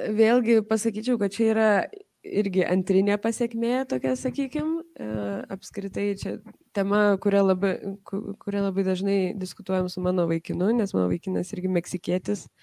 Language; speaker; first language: Lithuanian; early bilingual, heritage; Lithuanian